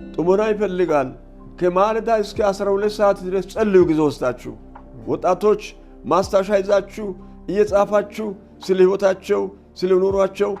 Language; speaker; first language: Amharic; non-native, local second language; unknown